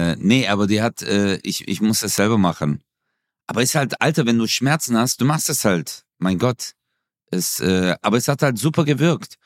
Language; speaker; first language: German; early bilingual, other home language; Turkish